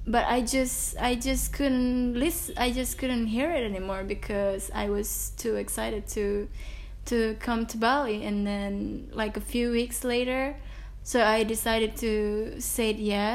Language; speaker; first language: English; non-native, fluent; Indonesian